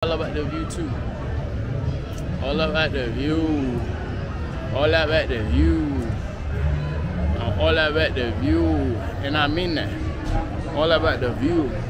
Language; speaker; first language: English; native; English